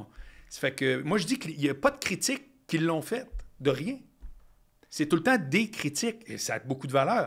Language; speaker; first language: French; native; French